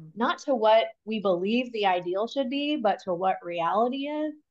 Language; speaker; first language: English; native; English